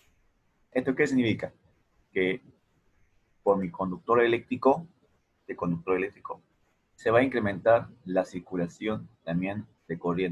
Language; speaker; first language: Spanish; native; Spanish